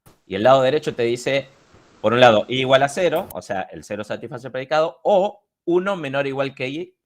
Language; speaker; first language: Spanish; native; Spanish